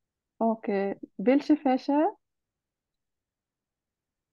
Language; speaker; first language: German; non-native, learner; Bangla